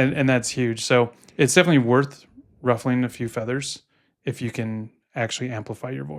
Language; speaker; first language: English; native; English